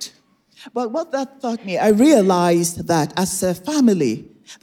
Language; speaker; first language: English; non-native, local second language; Igbo